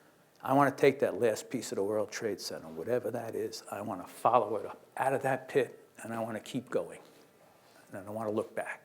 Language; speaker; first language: English; native; English